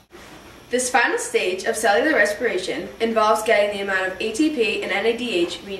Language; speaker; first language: English; native; English